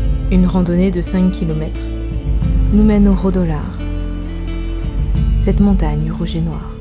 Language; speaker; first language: French; native; French